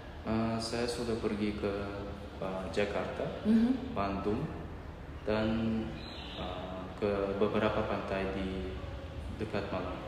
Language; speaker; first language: Indonesian; non-native, learner; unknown